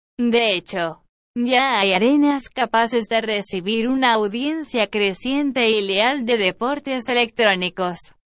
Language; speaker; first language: Spanish; non-native, learner; Portuguese